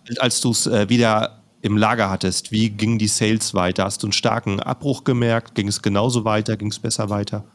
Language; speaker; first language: German; native; German